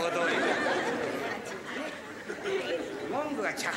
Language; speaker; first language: Japanese; native; Japanese